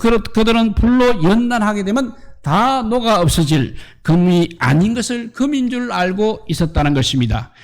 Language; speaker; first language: Korean; native; Korean